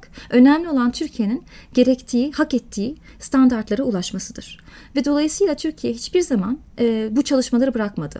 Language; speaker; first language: Turkish; native; Turkish